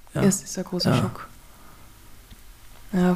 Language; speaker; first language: German; native; German